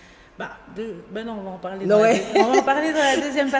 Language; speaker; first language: French; native; French